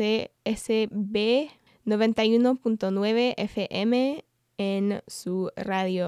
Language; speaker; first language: Spanish; non-native, fluent; English